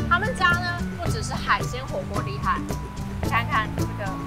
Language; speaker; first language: Chinese; native; Chinese